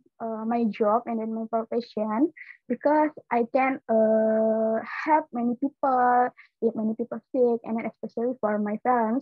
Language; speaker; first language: English; non-native, learner; Indonesian